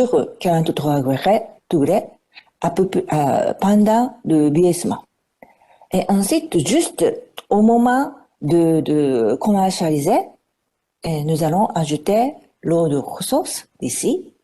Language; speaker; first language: French; non-native, fluent; Japanese